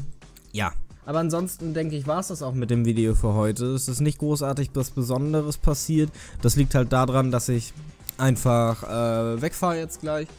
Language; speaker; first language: German; native; German